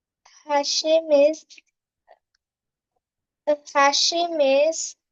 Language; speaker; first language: English; non-native, learner; Bangla